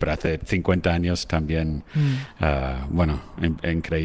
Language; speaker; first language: Spanish; non-native, fluent; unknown